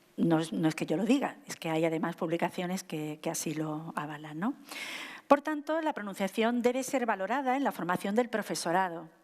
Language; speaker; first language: Spanish; native; Spanish